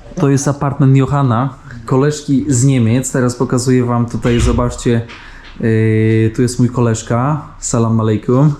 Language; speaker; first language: Polish; native; Polish